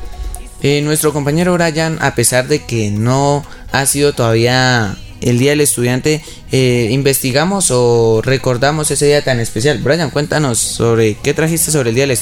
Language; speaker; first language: Spanish; native; Spanish